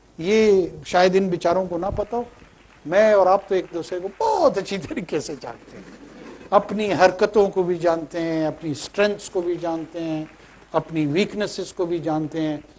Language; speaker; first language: Urdu; non-native, local second language; Pashto